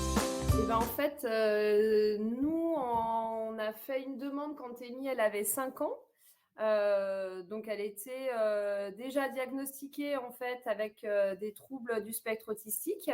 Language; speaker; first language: French; native; French